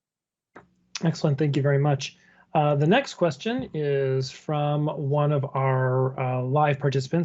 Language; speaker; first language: English; native; English